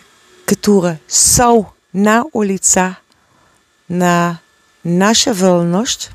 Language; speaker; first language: Polish; non-native, learner; Dutch